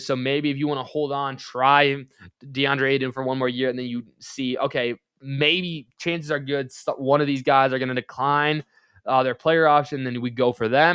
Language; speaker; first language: English; native; English